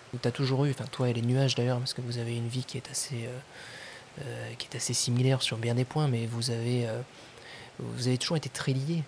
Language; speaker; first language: French; native; French